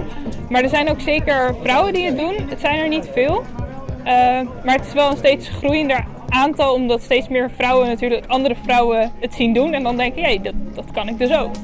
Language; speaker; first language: Dutch; native; Dutch